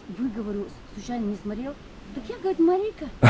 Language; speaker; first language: Russian; non-native, local second language; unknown